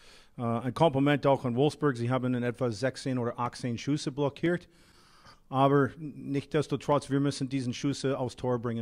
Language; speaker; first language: German; non-native, fluent; English